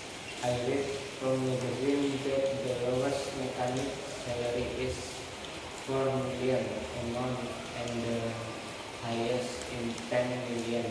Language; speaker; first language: English; non-native, learner; Indonesian